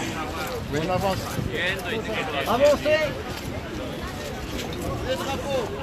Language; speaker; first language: French; non-native, fluent; Khmer